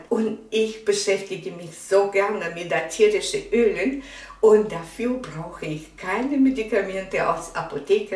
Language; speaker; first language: German; non-native, fluent; Russian